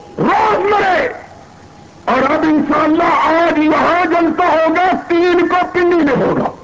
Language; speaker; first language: Urdu; non-native, local second language; Punjabi